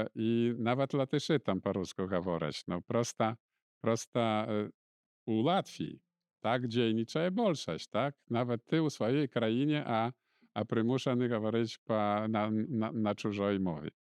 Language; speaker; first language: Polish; non-native, local second language; Belarusian